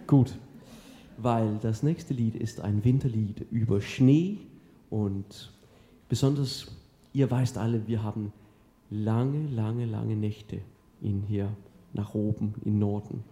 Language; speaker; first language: German; non-native, fluent; Danish